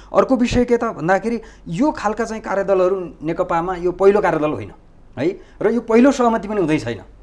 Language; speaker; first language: Nepali; native; Nepali